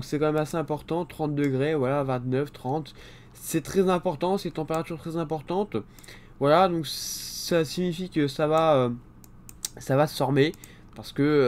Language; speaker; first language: French; native; French